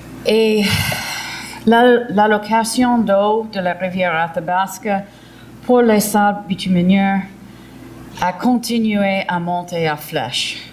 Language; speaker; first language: French; early bilingual, heritage; English